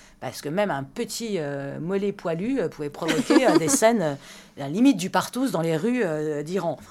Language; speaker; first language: French; early bilingual, other home language; Persian